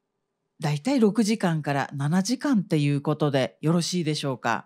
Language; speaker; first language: Japanese; native; Japanese